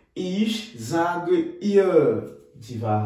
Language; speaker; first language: German; non-native, fluent; French